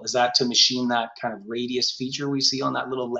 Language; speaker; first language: English; native; English